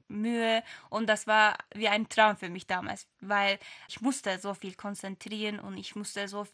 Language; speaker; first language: German; non-native, learner; Turkish